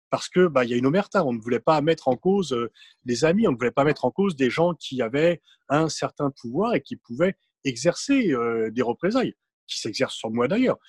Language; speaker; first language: French; native; French